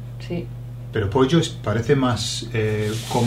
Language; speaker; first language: Spanish; non-native, fluent; English